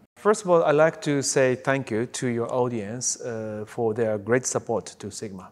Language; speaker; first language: English; non-native, fluent; Japanese